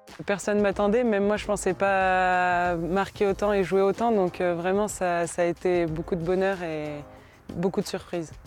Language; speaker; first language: French; native; French